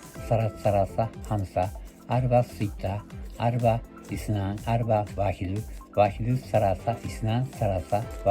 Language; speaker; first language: Arabic; non-native, learner; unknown